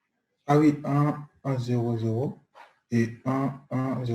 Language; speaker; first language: French; native; French